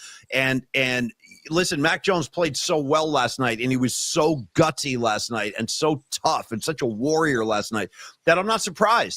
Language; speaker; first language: English; native; English